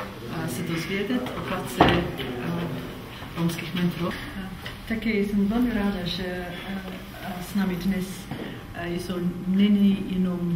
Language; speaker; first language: Czech; non-native, learner; English